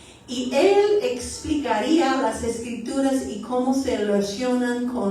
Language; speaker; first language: Spanish; early bilingual, heritage; Spanish